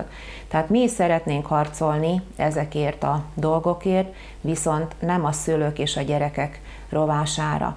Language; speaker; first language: Hungarian; native; Hungarian